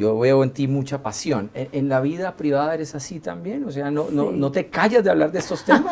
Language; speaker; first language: Spanish; native; Spanish